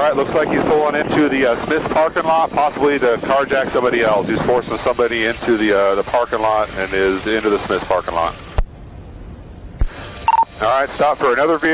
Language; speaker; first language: English; native; English